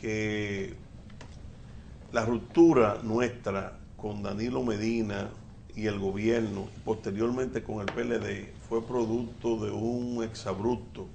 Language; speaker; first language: Spanish; native; Spanish